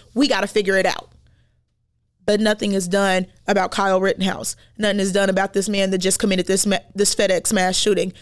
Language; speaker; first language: English; native; English